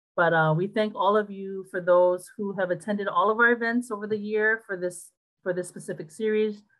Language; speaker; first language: English; native; English